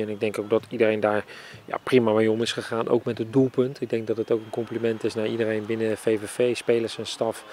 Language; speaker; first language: Dutch; native; Dutch